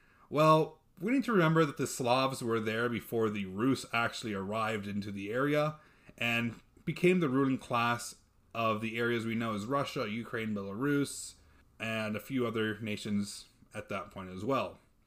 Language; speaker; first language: English; native; English